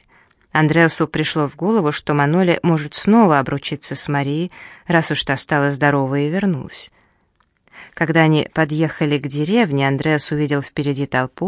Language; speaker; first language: Russian; native; Russian